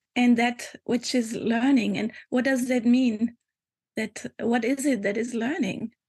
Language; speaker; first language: English; non-native, fluent; German